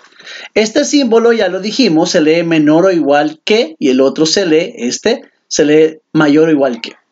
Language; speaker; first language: Spanish; native; Spanish